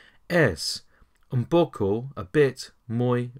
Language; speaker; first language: Spanish; non-native, learner; English